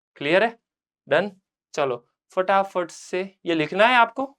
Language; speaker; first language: Hindi; non-native, local second language; Gujarati